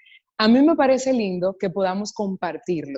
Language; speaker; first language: Spanish; native; Spanish